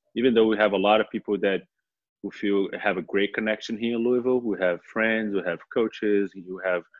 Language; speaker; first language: English; non-native, fluent; Portuguese